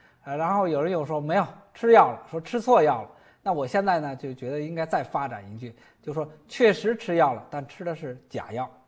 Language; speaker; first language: Chinese; native; Chinese